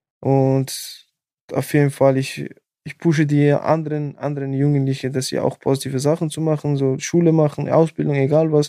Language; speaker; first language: German; non-native, fluent; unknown